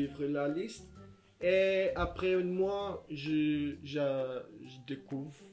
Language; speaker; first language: French; non-native, learner; Portuguese